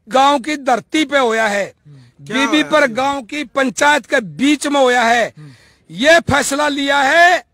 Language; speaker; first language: Hindi; native; Hindi